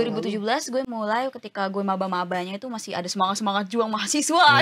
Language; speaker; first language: Indonesian; native; Indonesian